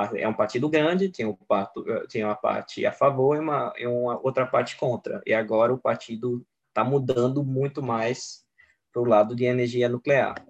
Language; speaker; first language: Portuguese; non-native, fluent; Swedish